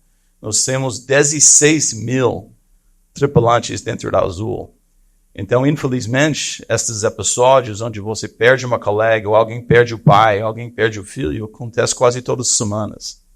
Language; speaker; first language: Portuguese; non-native, fluent; English